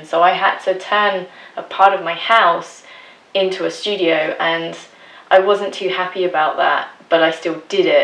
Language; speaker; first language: English; native; English